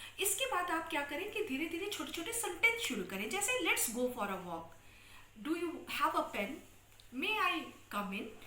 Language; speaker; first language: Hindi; native; Hindi